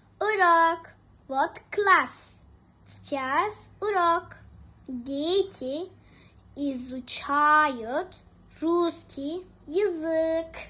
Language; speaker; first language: Russian; non-native, learner; Turkish